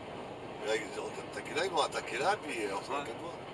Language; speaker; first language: French; native; French